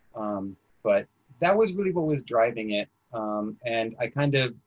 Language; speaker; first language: English; native; English